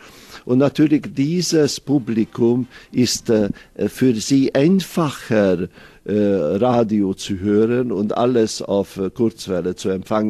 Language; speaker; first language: German; non-native, fluent; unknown